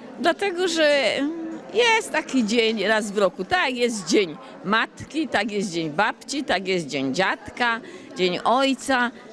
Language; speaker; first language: Polish; native; Polish